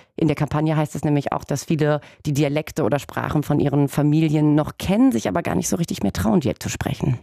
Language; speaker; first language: German; native; German